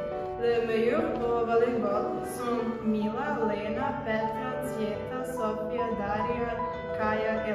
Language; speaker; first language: French; non-native, learner; Serbian